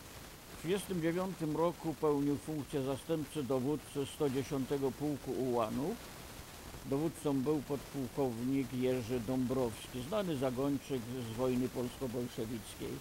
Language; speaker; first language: Polish; native; Polish